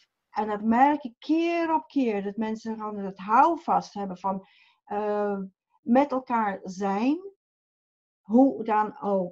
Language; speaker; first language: Dutch; non-native, fluent; English